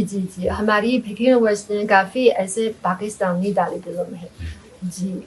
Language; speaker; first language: Hindi; non-native, fluent; Chinese